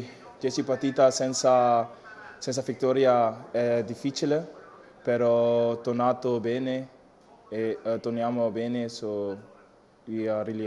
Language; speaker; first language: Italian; non-native, learner; English